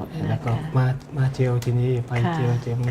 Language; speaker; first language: Thai; non-native, learner; Mongolian